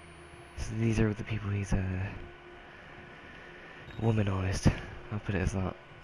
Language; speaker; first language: English; native; English